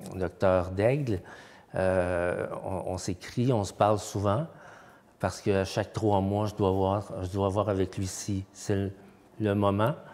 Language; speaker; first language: French; native; French